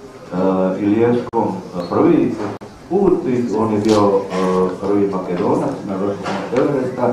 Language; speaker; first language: Serbian; native; Serbian